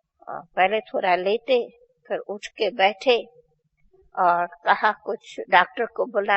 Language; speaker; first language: Hindi; non-native, local second language; Sindhi